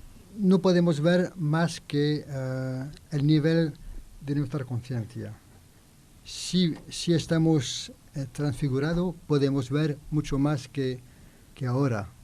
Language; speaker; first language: Spanish; non-native, learner; French